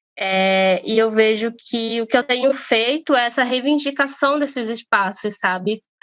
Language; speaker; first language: Portuguese; native; Portuguese